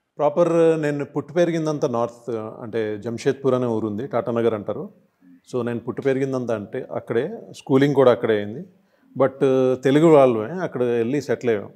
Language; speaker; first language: Telugu; non-native, local second language; Hindi